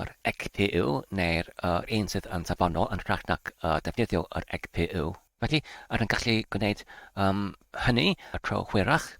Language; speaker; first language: Welsh; non-native, learner; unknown